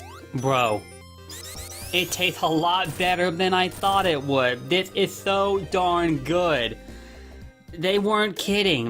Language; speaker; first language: English; native; English